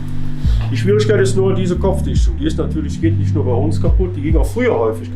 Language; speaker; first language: German; native; German